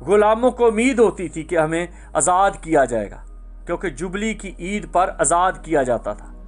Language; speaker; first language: Urdu; native; Urdu